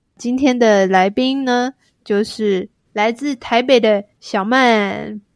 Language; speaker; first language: Chinese; native; Chinese